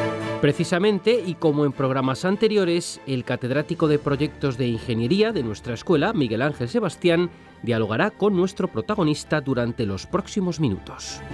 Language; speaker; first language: Spanish; native; Spanish